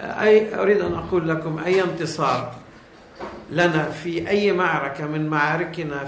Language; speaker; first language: Arabic; native; Arabic